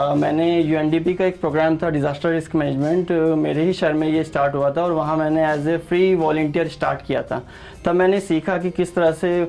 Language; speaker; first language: Hindi; native; Hindi